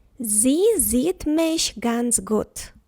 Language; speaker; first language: German; non-native, fluent; Ukrainian